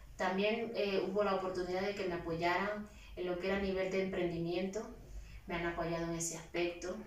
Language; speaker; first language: Spanish; native; Spanish